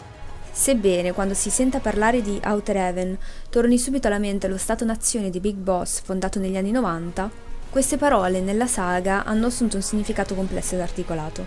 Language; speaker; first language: Italian; native; Italian